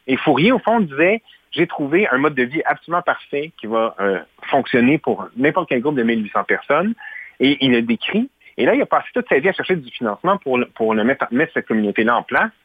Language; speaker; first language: French; native; French